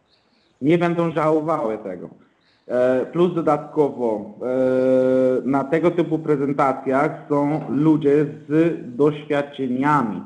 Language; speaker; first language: Polish; non-native, fluent; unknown